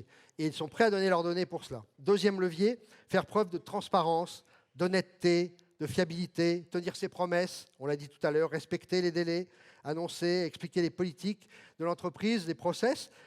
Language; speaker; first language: French; native; French